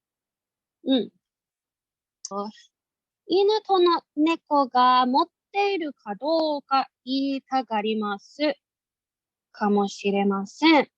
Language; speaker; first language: Japanese; non-native, learner; English